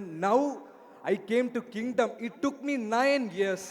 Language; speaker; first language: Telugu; non-native, learner; Malayalam